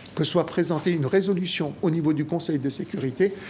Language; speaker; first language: French; native; French